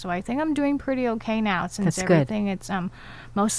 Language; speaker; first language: English; native; English